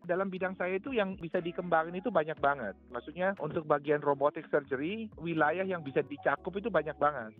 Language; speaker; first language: Indonesian; native; Indonesian